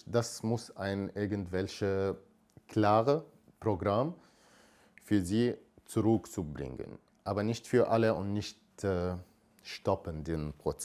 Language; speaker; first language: German; non-native, fluent; Arabic